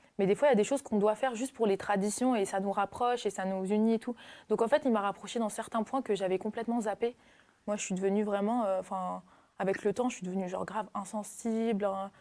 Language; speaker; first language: French; native; French